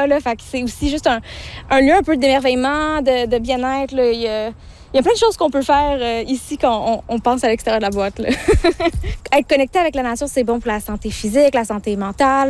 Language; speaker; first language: French; native; French